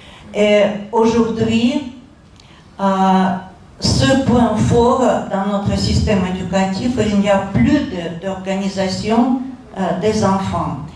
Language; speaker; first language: French; non-native, fluent; Russian